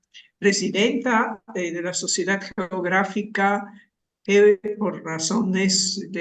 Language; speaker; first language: Spanish; non-native, fluent; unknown